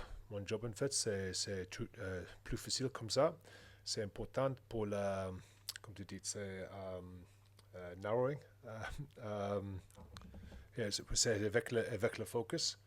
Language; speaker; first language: French; non-native, learner; English